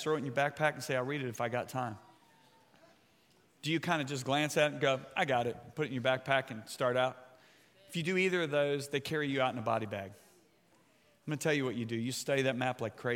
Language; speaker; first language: English; native; English